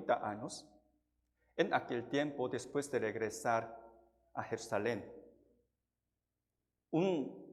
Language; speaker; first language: Spanish; non-native, fluent; Korean